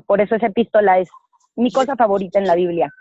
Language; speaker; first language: Spanish; native; Spanish